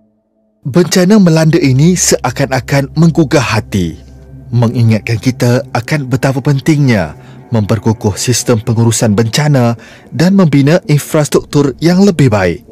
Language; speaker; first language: Malay; native; Malay